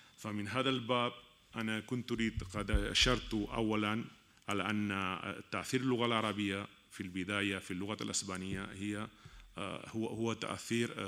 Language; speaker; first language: Arabic; non-native, fluent; Catalan